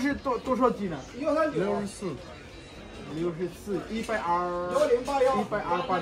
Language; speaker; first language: Chinese; non-native, learner; Bangla